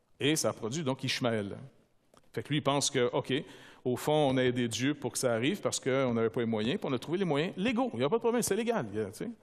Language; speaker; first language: French; native; French